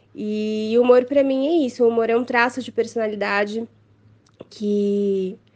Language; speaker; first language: Portuguese; native; Portuguese